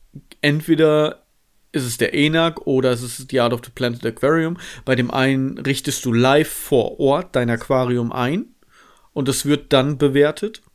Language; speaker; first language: German; native; German